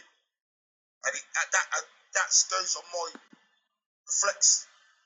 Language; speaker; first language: English; native; English